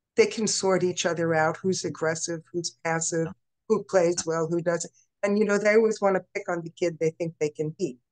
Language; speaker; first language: English; native; English